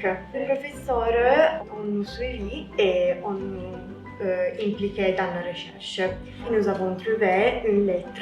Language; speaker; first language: French; non-native, learner; Italian